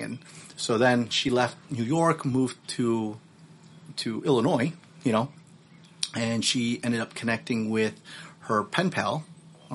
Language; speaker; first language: English; early bilingual, other home language; Filipino